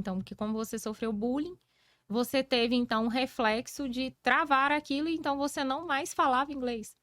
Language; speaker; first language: Portuguese; native; Portuguese